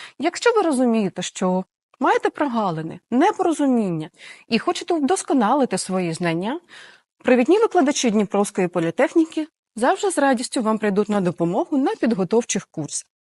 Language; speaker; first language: Ukrainian; native; Ukrainian